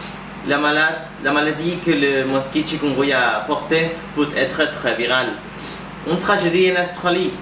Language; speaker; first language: French; non-native, learner; Spanish